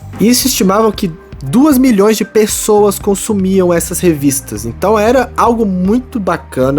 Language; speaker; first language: Portuguese; native; Portuguese